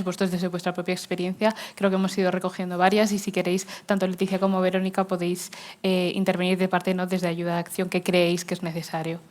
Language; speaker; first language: Spanish; native; Spanish